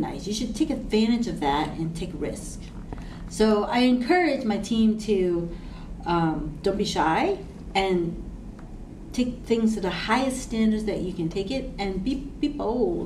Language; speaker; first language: English; non-native, local second language; Cantonese